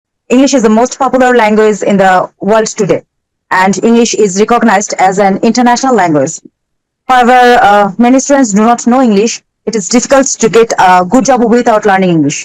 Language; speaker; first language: English; non-native, learner; Bangla